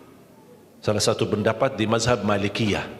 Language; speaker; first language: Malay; non-native, fluent; Arabic